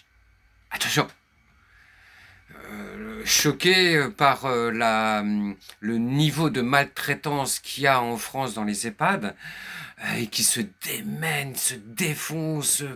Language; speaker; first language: French; native; French